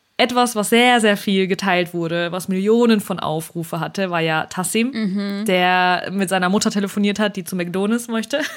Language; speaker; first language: German; early bilingual, other home language; Russian